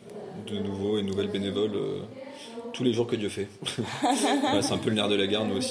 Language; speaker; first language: French; native; French